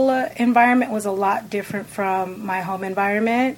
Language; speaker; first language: English; native; English